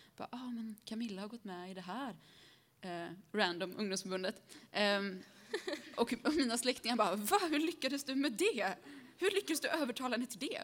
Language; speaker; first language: Swedish; early bilingual, other home language; Spanish